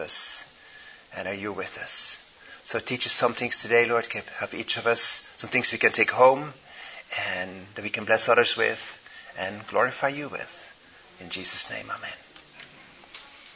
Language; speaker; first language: English; non-native, fluent; Dutch